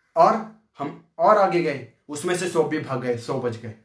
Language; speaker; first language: Hindi; non-native, local second language; Marathi